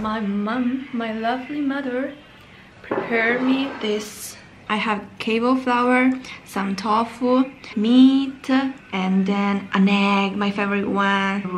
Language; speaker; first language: English; non-native, fluent; Chinese